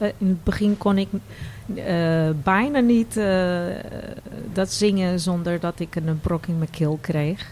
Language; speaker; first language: Dutch; non-native, fluent; Portuguese